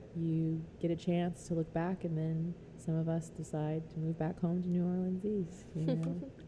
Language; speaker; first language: English; native; English